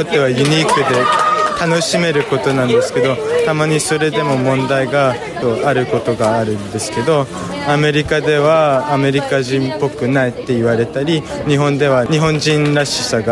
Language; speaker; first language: Japanese; early bilingual, heritage; Japanese